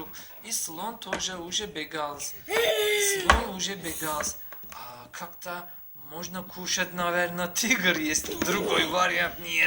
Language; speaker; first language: Russian; non-native, learner; Turkish